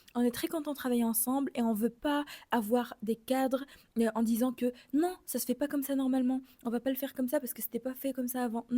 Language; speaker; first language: French; native; French